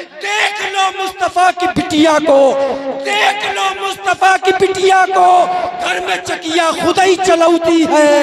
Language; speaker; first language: Hindi; native; Hindi